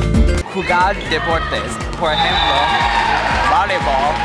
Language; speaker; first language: Spanish; non-native, learner; English